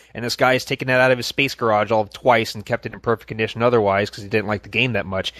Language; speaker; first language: English; native; English